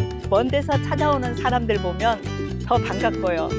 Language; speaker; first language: Korean; native; Korean